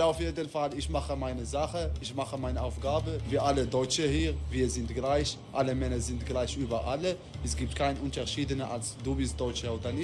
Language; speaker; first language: German; non-native, fluent; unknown